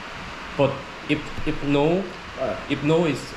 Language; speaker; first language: English; non-native, learner; Korean